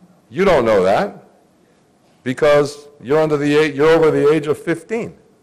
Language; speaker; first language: English; early bilingual, other home language; Greek